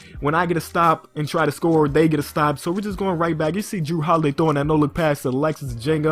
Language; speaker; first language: English; native; English